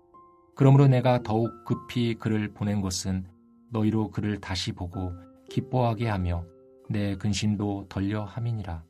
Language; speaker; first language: Korean; native; Korean